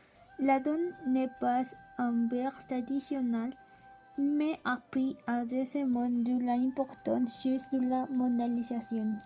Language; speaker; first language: French; non-native, learner; Spanish